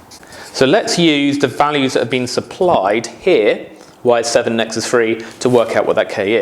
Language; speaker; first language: English; native; English